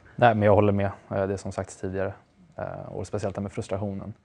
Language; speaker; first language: Swedish; native; Swedish